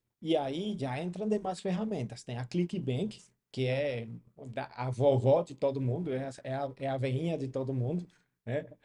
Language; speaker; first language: Portuguese; non-native, fluent; Spanish